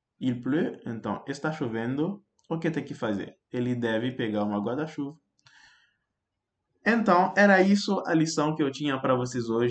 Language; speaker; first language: Portuguese; non-native, fluent; French